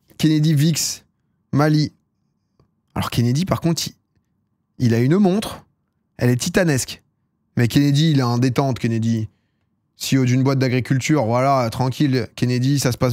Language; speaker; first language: French; native; French